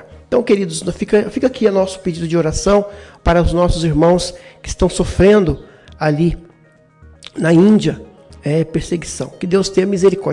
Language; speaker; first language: Portuguese; native; Portuguese